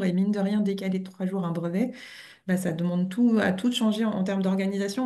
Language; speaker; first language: French; native; French